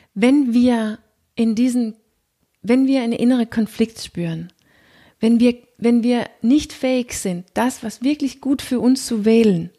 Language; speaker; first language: German; non-native, fluent; Danish